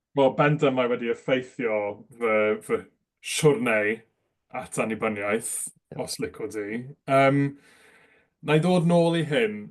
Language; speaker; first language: Welsh; non-native, local second language; English